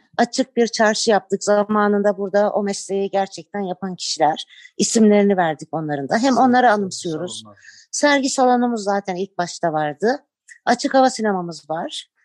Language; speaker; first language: Turkish; native; Turkish